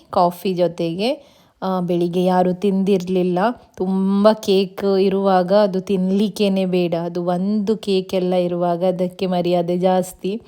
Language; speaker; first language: Kannada; non-native, local second language; Konkani